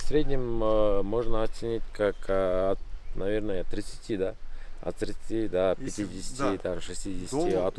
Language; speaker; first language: Russian; non-native, local second language; Kyrgyz